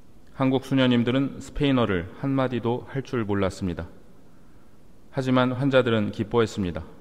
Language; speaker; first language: Korean; native; Korean